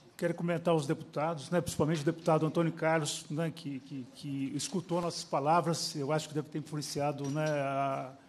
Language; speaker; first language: Portuguese; native; Portuguese